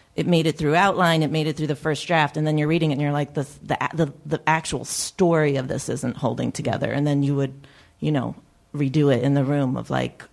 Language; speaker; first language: English; native; English